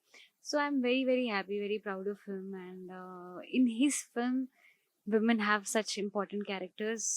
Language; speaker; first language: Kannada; non-native, local second language; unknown